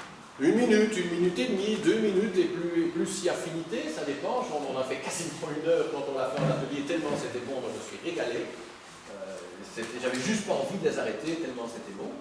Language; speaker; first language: French; native; French